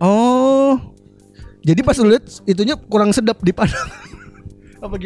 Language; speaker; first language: Indonesian; native; Indonesian